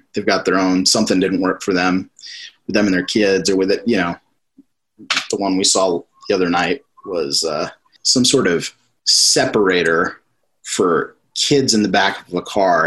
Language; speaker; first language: English; native; English